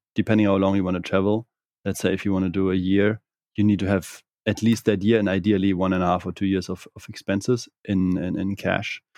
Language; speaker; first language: English; non-native, fluent; German